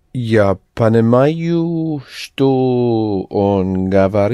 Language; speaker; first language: Russian; non-native, learner; English